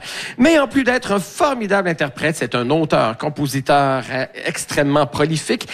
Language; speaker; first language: French; native; French